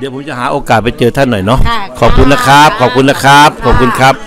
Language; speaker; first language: Thai; native; Thai